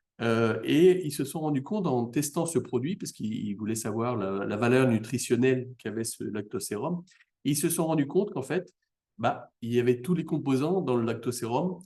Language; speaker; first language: French; native; French